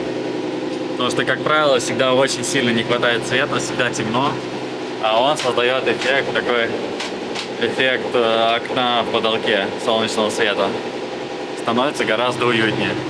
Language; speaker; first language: Russian; native; Russian